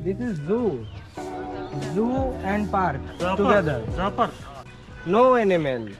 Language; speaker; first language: English; non-native, learner; Bangla